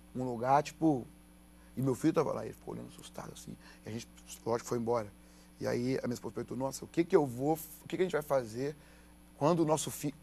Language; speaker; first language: Portuguese; native; Portuguese